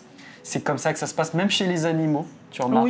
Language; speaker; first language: French; native; French